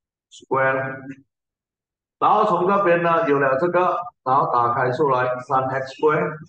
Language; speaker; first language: Chinese; native; Chinese